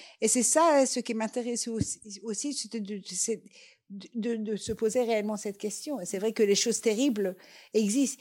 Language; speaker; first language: French; non-native, fluent; Persian